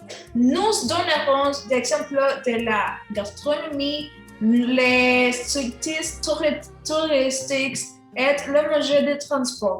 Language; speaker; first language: French; non-native, learner; Spanish